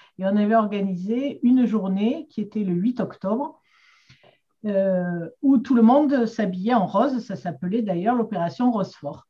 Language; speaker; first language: French; native; French